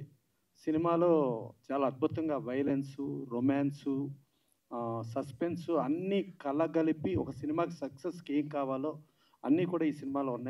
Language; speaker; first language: Telugu; native; Telugu